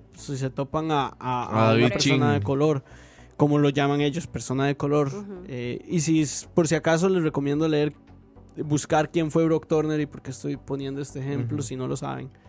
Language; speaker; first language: Spanish; native; Spanish